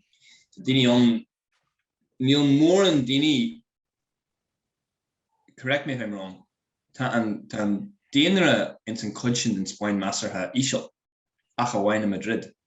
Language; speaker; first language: Irish; non-native, local second language; English